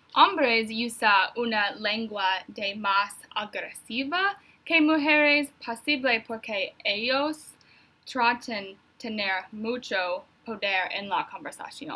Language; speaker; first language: Spanish; non-native, learner; English